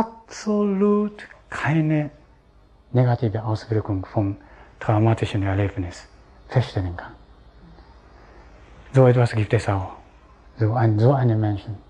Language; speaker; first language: German; non-native, fluent; Japanese